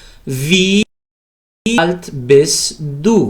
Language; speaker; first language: German; non-native, fluent; Pashto